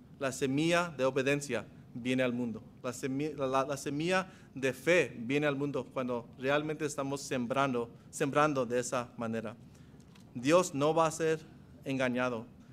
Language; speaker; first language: Spanish; non-native, fluent; English